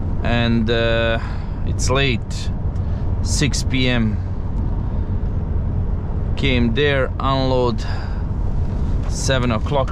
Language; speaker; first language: English; non-native, fluent; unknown